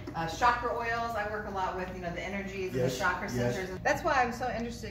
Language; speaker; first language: English; native; English